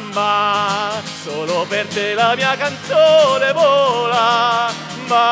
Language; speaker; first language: Italian; native; Italian